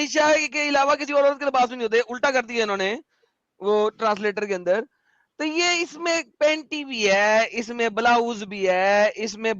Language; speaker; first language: Hindi; native; Hindi